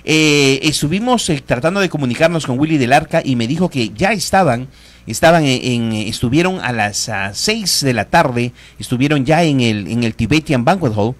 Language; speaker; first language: Spanish; native; Spanish